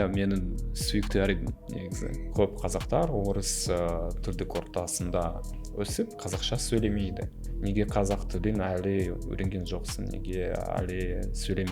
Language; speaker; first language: Kazakh; non-native, local second language; Russian